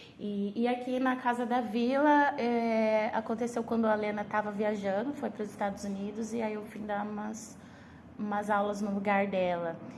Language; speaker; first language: Portuguese; native; Portuguese